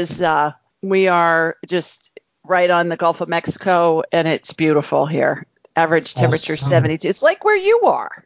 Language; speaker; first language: English; native; English